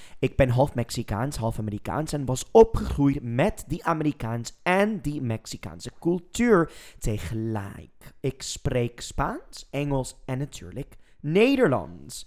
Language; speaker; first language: Dutch; non-native, fluent; English